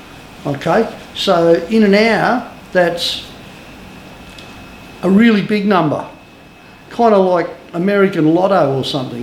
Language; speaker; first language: English; native; English